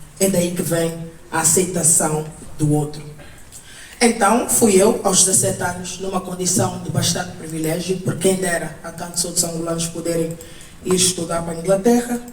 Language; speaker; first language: Portuguese; native; Portuguese